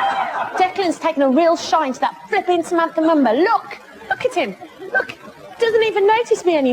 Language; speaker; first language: English; native; English